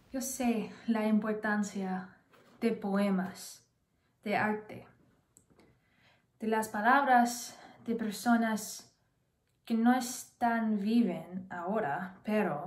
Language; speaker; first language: Spanish; non-native, learner; English